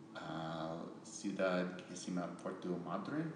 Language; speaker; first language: Spanish; non-native, learner; English